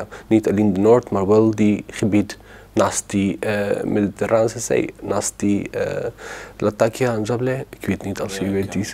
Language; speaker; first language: Dutch; non-native, learner; Arabic